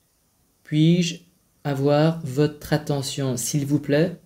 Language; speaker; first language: French; non-native, fluent; Vietnamese